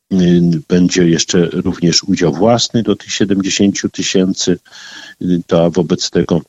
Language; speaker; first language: Polish; native; Polish